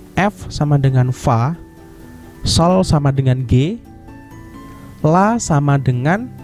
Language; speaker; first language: Indonesian; native; Indonesian